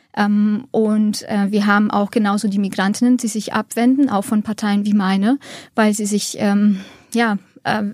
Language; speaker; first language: German; early bilingual, other home language; Romanian